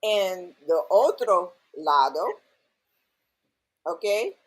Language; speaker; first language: Spanish; non-native, learner; English